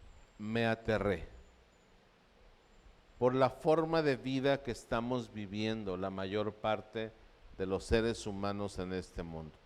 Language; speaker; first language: Spanish; native; Spanish